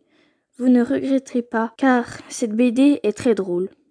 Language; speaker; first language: French; native; French